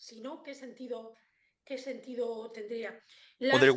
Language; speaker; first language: Spanish; native; Spanish